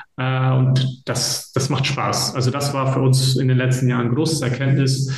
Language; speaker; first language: German; early bilingual, other home language; Serbian